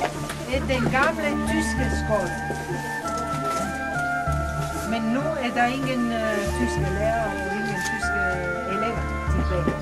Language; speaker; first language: Danish; non-native, fluent; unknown